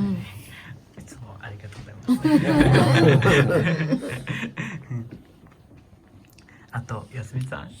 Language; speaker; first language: Japanese; non-native, learner; Manipuri